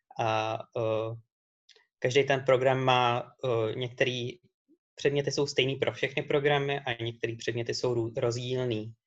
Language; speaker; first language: Czech; native; Czech